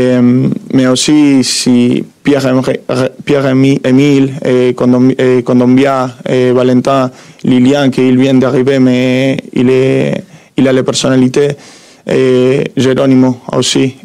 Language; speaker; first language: French; non-native, fluent; Spanish